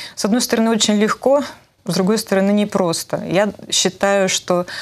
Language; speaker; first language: Russian; native; Russian